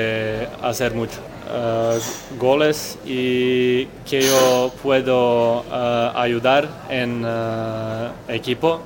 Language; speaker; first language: Spanish; non-native, learner; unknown